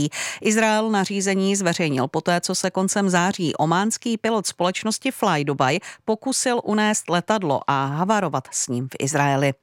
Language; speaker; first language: Czech; native; Czech